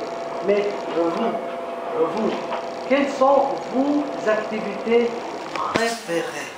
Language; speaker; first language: French; non-native, fluent; Arabic